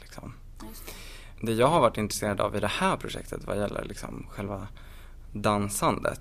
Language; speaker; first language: Swedish; native; Swedish